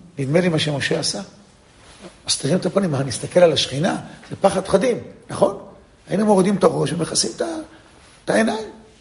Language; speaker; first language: Hebrew; non-native, fluent; English